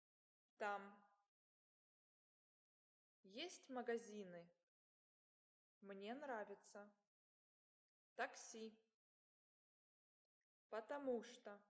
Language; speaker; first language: Russian; non-native, learner; English